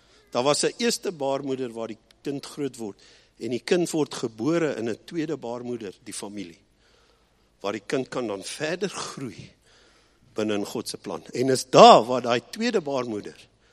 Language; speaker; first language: Afrikaans; early bilingual, heritage; Afrikaans